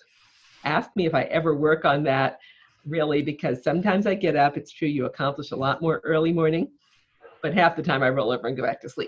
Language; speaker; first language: English; native; English